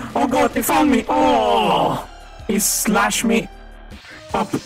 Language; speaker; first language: English; non-native, fluent; Spanish